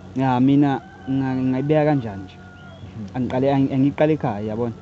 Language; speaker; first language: Zulu; native; Zulu